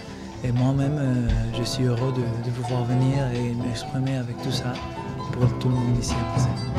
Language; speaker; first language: French; non-native, fluent; Spanish